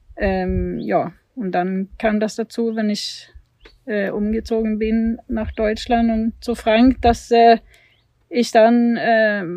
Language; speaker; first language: German; non-native, fluent; Swedish